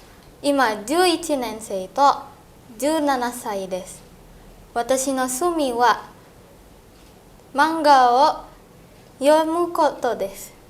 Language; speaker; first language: Japanese; non-native, learner; Indonesian